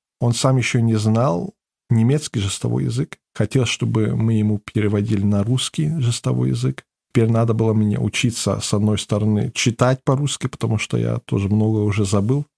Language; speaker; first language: Russian; early bilingual, heritage; German